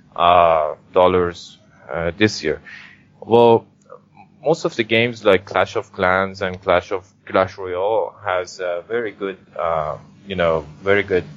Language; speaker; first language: English; non-native, fluent; Persian